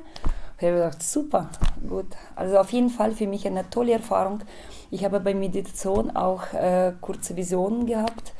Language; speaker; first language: German; non-native, fluent; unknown